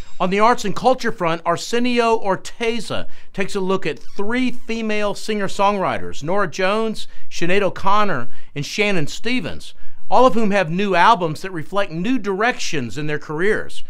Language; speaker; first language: English; native; English